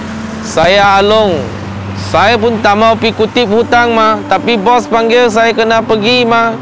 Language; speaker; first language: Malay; non-native, local second language; Min Nan Chinese